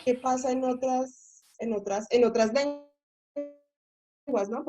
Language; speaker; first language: Spanish; native; Spanish